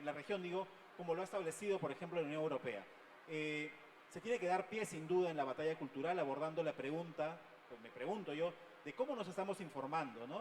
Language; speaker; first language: Spanish; native; Spanish